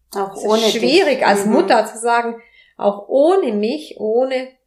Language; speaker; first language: German; non-native, fluent; Spanish